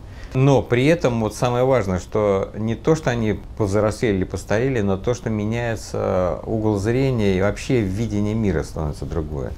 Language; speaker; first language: Russian; native; Russian